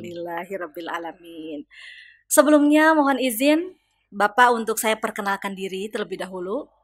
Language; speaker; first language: Indonesian; native; Indonesian